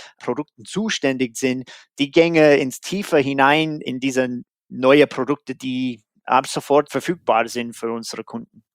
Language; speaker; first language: German; non-native, fluent; English